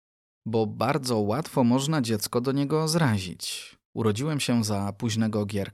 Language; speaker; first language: Polish; native; Polish